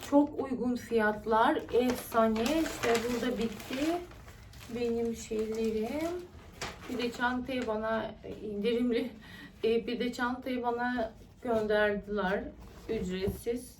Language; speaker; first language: Turkish; non-native, fluent; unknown